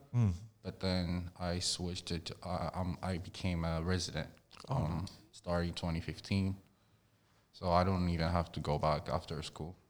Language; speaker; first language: English; non-native, fluent; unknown